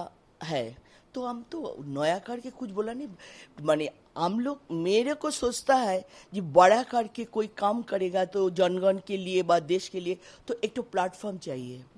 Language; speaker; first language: Hindi; non-native, local second language; Bangla